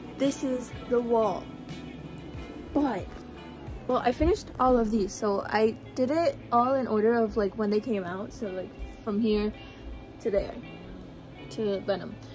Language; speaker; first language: English; early bilingual, other home language; Spanish